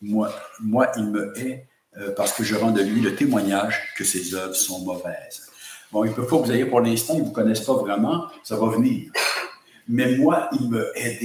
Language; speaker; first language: French; native; French